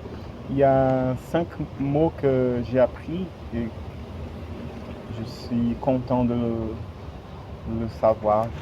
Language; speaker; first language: French; non-native, fluent; Portuguese